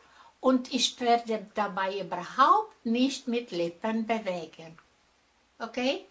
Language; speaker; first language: German; non-native, fluent; Czech